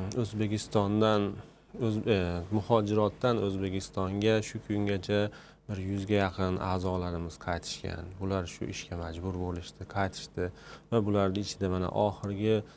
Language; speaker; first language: Uzbek; native; Uzbek